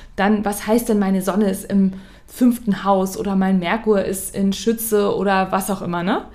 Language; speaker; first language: German; native; German